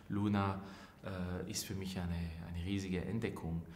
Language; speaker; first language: German; non-native, local second language; French